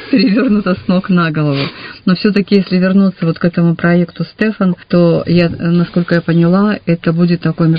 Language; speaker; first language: Russian; native; Russian